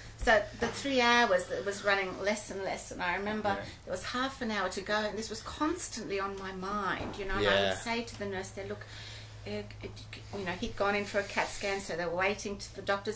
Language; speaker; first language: English; early bilingual, other home language; German